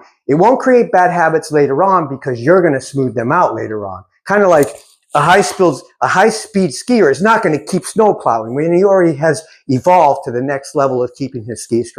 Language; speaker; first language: English; native; English